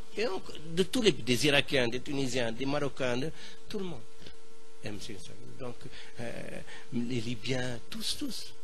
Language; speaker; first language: French; non-native, local second language; Arabic